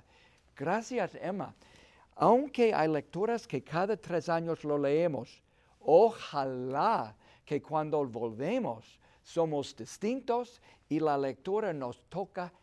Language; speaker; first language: Spanish; non-native, fluent; English